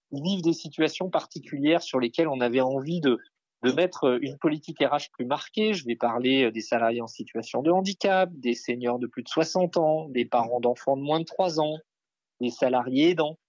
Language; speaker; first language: French; native; French